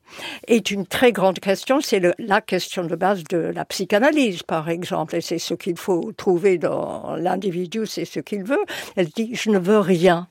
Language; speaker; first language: French; non-native, fluent; English